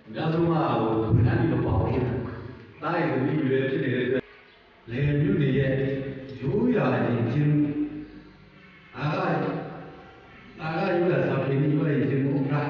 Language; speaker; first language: Burmese; non-native, local second language; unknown